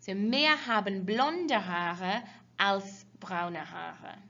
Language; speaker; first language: German; non-native, fluent; English